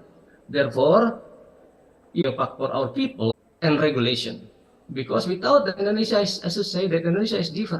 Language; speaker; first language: English; non-native, fluent; Indonesian